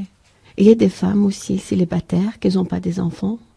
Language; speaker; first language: French; non-native, learner; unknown